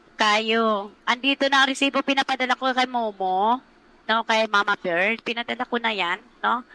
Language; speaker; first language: Filipino; non-native, local second language; Cebuano